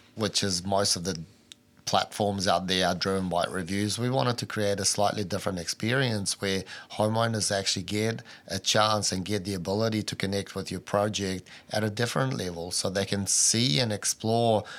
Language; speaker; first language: English; early bilingual, other home language; Albanian